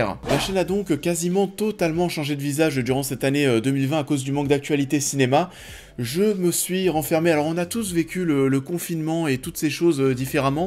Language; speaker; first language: French; native; French